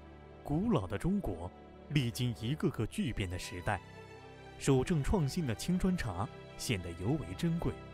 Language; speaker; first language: Chinese; native; Chinese